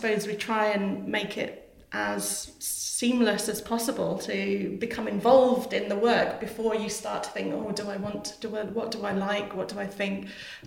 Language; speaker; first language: English; native; English